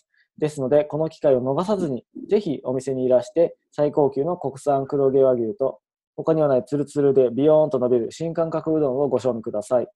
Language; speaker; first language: Japanese; native; Japanese